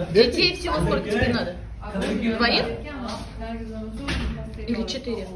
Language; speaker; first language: Russian; native; Russian